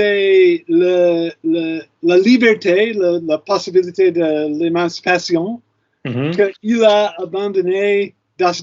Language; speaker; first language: French; non-native, fluent; English